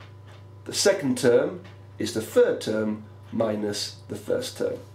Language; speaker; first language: English; native; English